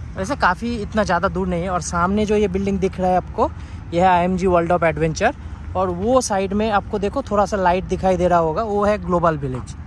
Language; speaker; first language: Hindi; native; Hindi